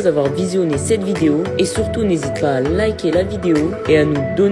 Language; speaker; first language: French; native; French